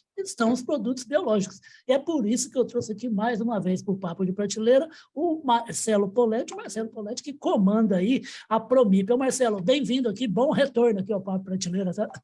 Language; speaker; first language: Portuguese; native; Portuguese